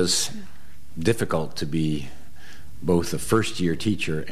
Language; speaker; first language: English; native; English